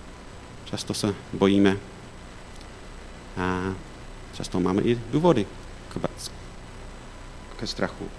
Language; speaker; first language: Czech; non-native, fluent; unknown